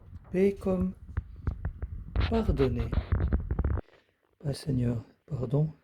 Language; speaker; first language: French; native; French